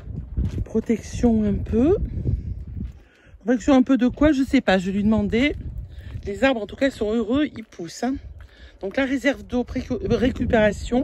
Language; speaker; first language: French; native; French